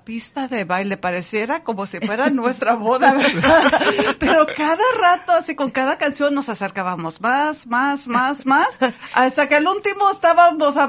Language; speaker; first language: Spanish; early bilingual, heritage; Spanish